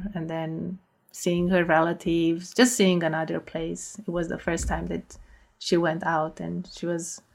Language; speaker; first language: English; non-native, fluent; Romanian